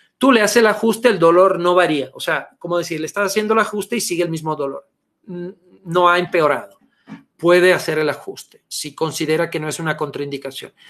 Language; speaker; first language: Spanish; non-native, fluent; Italian